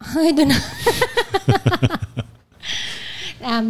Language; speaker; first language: English; non-native, local second language; Filipino